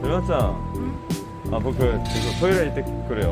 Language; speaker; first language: Japanese; non-native, learner; Korean